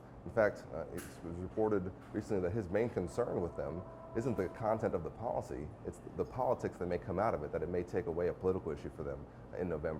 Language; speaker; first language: English; native; English